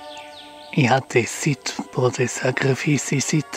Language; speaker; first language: French; non-native, learner; English